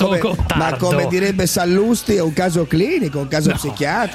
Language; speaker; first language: Italian; native; Italian